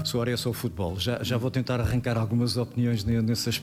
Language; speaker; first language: Portuguese; native; Portuguese